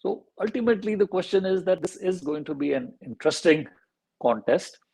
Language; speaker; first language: English; non-native, local second language; Punjabi